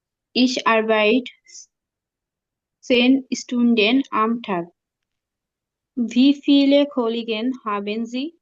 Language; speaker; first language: German; non-native, learner; Bangla